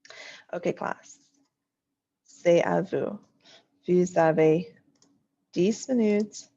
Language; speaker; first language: French; non-native, fluent; English